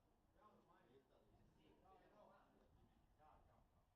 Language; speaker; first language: Italian; native; Italian